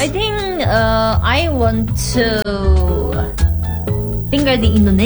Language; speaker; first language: English; non-native, learner; Korean